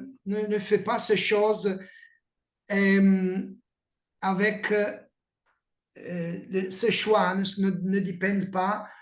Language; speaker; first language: French; non-native, learner; Italian